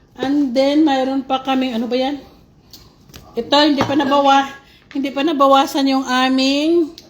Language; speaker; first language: Filipino; non-native, local second language; Hiligaynon